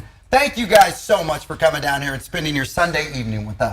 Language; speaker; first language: English; native; English